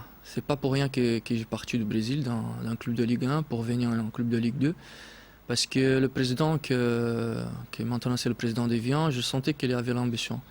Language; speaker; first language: French; non-native, fluent; Portuguese